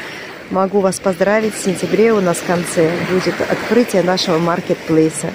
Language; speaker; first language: Russian; native; Russian